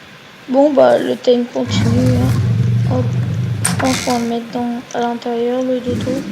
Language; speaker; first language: French; native; French